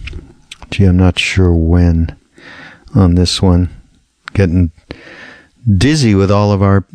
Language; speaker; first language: English; native; English